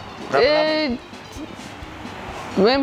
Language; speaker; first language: Indonesian; native; Indonesian